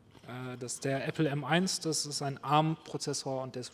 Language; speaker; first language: German; native; German